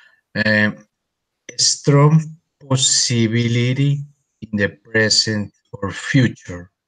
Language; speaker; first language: English; non-native, learner; Spanish